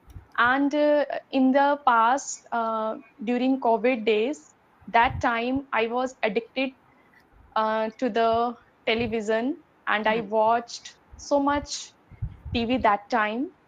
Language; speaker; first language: English; non-native, learner; Hindi